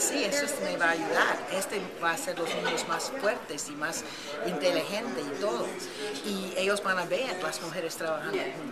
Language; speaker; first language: Spanish; early bilingual, heritage; Spanish